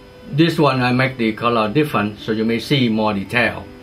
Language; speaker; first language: English; non-native, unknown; Vietnamese